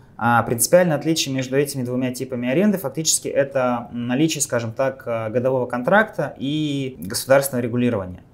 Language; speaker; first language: Russian; native; Russian